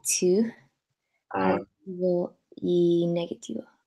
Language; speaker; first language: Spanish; non-native, learner; English